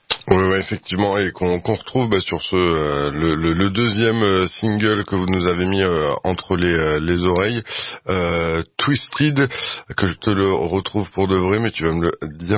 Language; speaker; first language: French; native; French